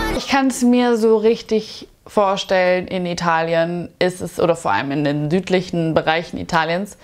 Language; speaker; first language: German; native; German